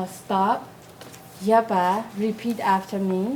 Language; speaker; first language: English; non-native, fluent; Burmese